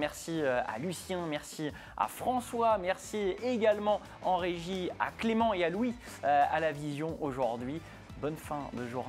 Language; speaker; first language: French; native; French